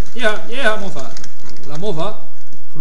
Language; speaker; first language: Spanish; native; Spanish